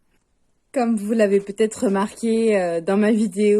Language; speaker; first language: French; native; French